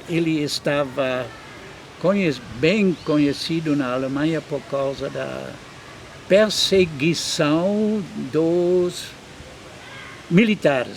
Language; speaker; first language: Portuguese; non-native, fluent; German